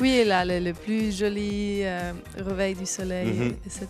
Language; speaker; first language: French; non-native, local second language; German